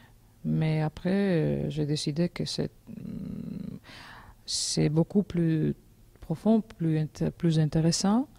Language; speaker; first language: French; non-native, learner; Georgian